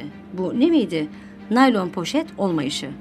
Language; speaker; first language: Turkish; native; Turkish